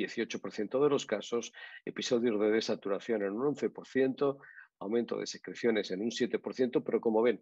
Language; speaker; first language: Spanish; native; Spanish